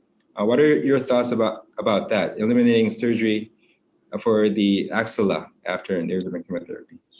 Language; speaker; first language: English; non-native, fluent; Korean